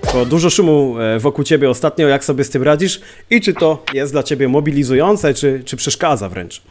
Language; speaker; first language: Polish; native; Polish